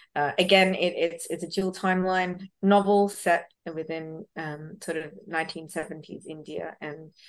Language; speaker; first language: English; native; English